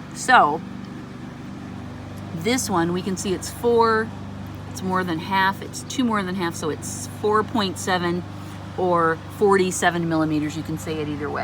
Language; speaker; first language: English; native; English